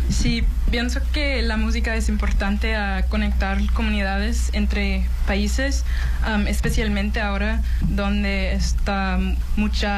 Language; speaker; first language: Spanish; non-native, learner; English